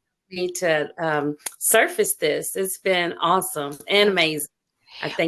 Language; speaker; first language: English; native; English